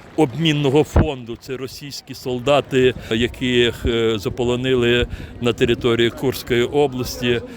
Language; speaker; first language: Ukrainian; non-native, local second language; Crimean Tatar